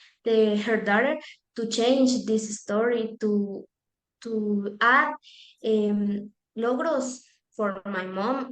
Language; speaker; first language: English; non-native, learner; Spanish